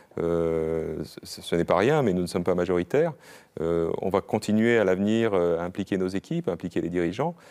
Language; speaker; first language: French; native; French